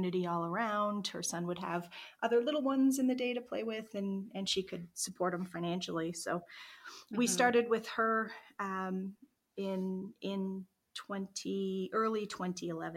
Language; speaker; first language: English; native; English